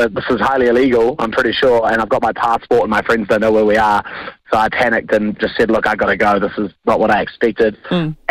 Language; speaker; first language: English; native; English